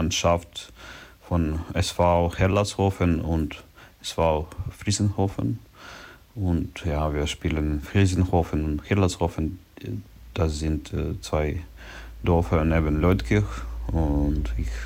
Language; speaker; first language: German; non-native, learner; Ukrainian